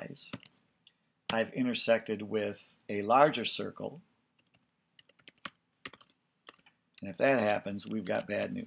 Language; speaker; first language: English; native; English